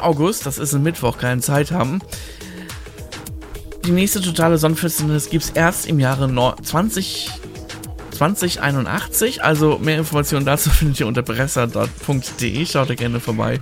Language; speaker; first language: German; native; German